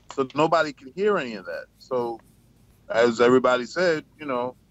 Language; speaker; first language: English; native; English